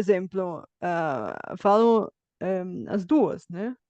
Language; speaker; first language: Portuguese; non-native, fluent; Bulgarian